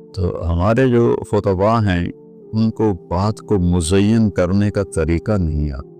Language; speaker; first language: Urdu; non-native, local second language; Punjabi